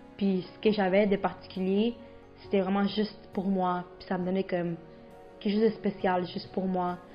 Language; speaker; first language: French; early bilingual, other home language; Spanish